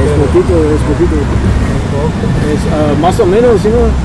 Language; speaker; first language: Spanish; non-native, learner; English